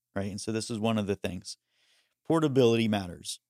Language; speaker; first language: English; early bilingual, other home language; Spanish